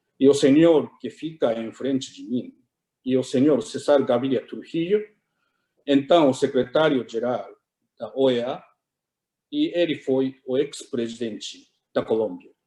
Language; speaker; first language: Portuguese; non-native, fluent; Japanese